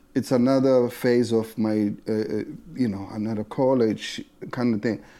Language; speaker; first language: English; non-native, local second language; Zulu